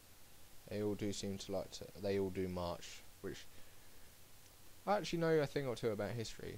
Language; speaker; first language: English; native; English